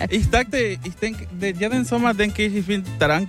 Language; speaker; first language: German; non-native, learner; Spanish